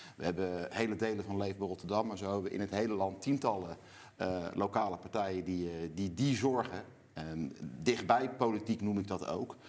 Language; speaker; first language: Dutch; native; Dutch